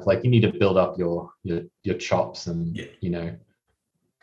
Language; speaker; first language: English; native; English